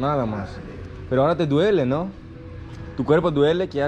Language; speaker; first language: Spanish; non-native, learner; Greek